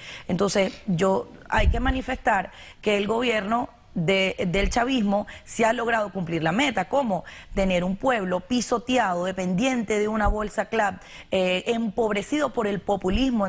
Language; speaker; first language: Spanish; native; Spanish